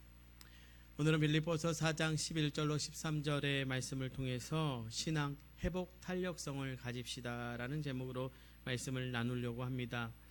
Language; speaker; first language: Korean; native; Korean